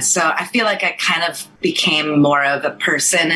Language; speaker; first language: English; early bilingual, other home language; Persian